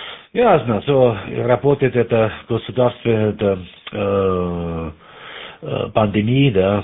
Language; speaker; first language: Russian; non-native, learner; German